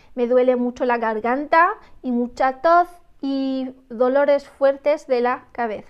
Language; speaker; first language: Spanish; non-native, fluent; Arabic